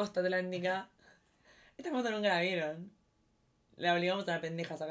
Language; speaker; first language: Spanish; native; Spanish